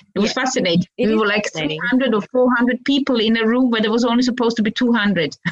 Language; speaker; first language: English; early bilingual, other home language; Croatian